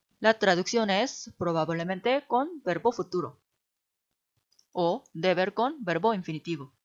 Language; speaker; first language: Spanish; non-native, fluent; Korean